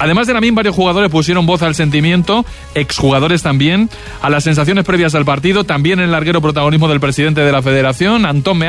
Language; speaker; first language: Spanish; native; Spanish